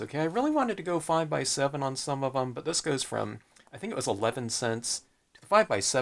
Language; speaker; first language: English; native; English